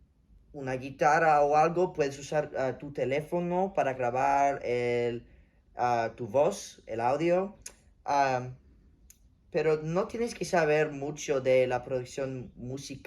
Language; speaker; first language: Spanish; non-native, learner; English